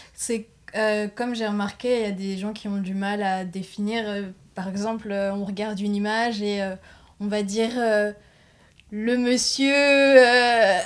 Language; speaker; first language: French; native; French